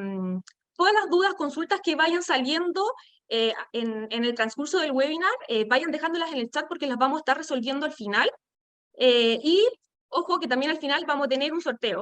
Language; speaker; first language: Spanish; native; Spanish